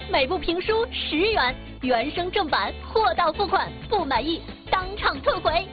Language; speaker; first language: Chinese; native; Chinese